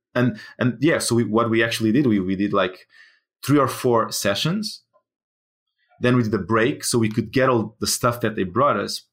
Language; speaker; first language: English; non-native, fluent; Portuguese